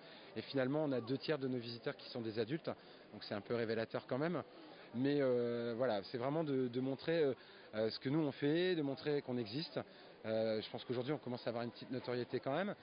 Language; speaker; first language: French; native; French